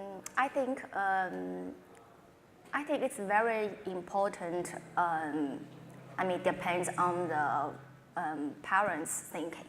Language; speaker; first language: English; non-native, fluent; Chinese